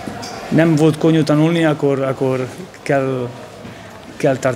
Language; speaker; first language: Hungarian; non-native, local second language; Spanish